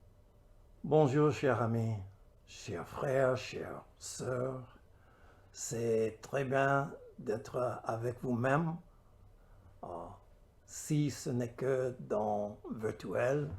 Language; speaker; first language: French; non-native, learner; English